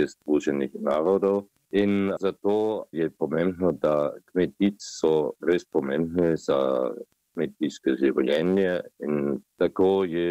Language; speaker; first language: Slovenian; non-native, learner; German